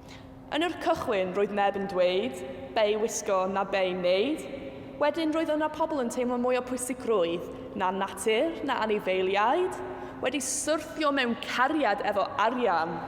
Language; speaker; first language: Welsh; non-native, local second language; English